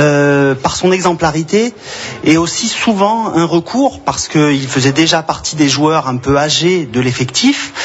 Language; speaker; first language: French; native; French